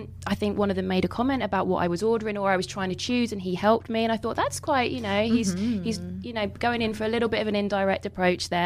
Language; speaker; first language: English; native; English